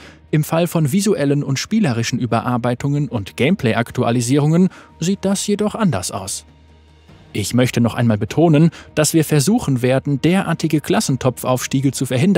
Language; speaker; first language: German; native; German